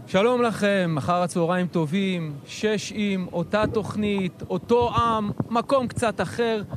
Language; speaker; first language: Hebrew; native; Hebrew